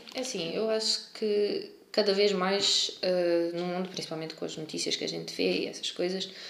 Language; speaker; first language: Portuguese; native; Portuguese